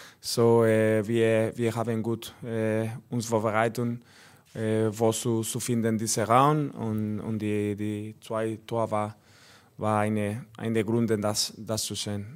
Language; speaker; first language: German; non-native, learner; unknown